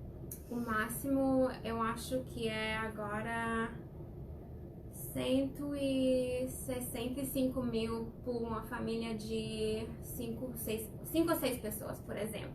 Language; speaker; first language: Portuguese; non-native, fluent; Spanish